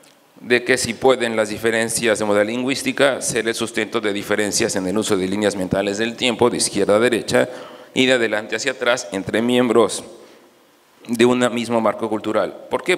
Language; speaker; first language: Spanish; native; Spanish